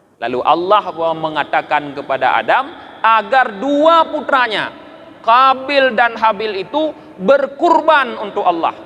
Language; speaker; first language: Malay; non-native, local second language; Achinese